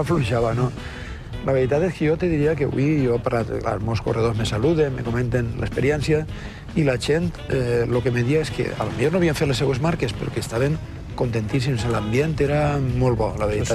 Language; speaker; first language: Catalan; native; Catalan